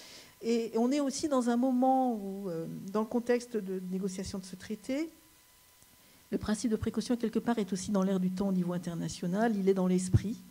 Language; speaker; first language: French; native; French